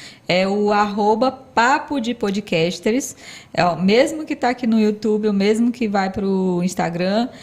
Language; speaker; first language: Portuguese; native; Portuguese